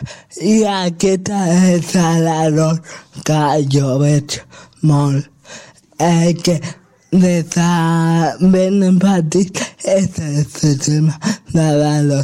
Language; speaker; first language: Catalan; non-native, local second language; Spanish